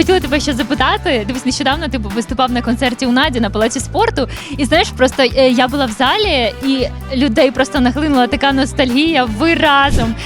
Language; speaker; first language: Ukrainian; native; Ukrainian